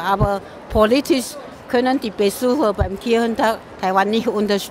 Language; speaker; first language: German; non-native, fluent; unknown